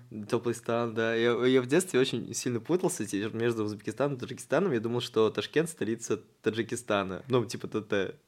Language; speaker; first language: Russian; native; Russian